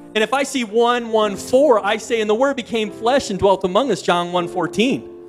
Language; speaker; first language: English; native; English